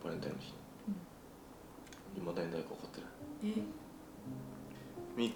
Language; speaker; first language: Japanese; native; Japanese